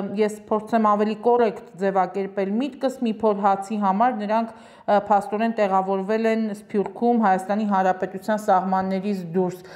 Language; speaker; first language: Armenian; native; Armenian